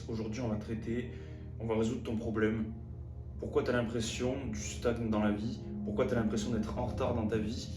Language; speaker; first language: French; native; French